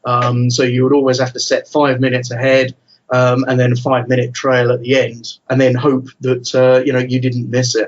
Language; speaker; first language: English; native; English